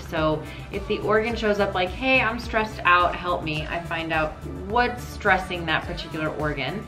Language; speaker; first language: English; native; English